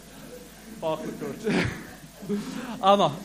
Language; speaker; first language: Turkish; non-native, fluent; English